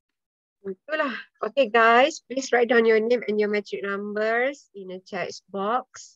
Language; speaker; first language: English; non-native, local second language; Malay